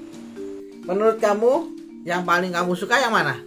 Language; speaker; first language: Indonesian; native; Indonesian